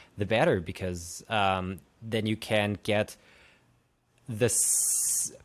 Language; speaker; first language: English; non-native, fluent; German